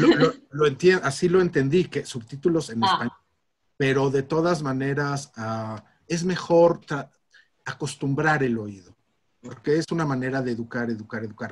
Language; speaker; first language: Spanish; native; Spanish